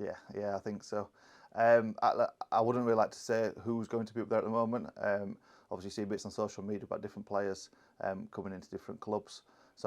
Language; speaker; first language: English; native; English